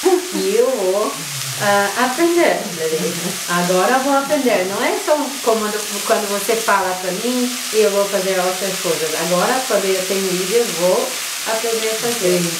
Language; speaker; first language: Portuguese; non-native, learner; Croatian